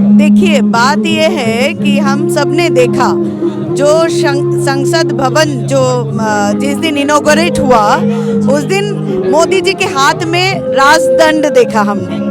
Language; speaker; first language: Hindi; non-native, local second language; Bangla